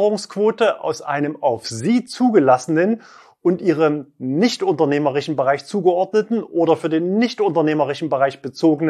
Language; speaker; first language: German; native; German